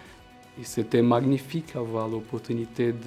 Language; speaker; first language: French; non-native, fluent; Portuguese